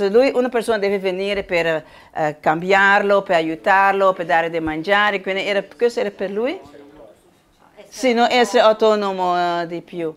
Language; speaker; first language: Italian; non-native, learner; Spanish